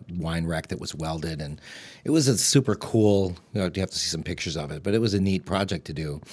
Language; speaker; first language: English; native; English